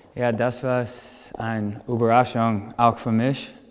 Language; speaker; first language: German; non-native, learner; English